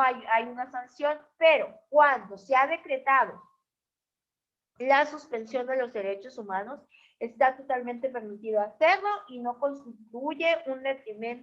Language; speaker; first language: Spanish; native; Spanish